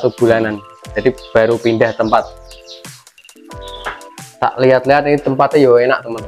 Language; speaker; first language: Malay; non-native, local second language; Javanese